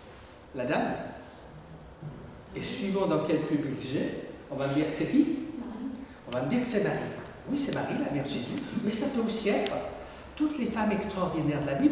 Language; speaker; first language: French; native; French